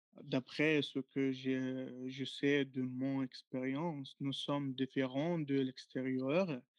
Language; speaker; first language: French; non-native, fluent; Arabic